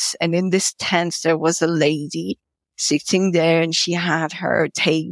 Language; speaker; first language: English; non-native, fluent; Polish